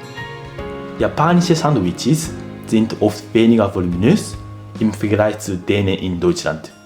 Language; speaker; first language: German; non-native, fluent; Japanese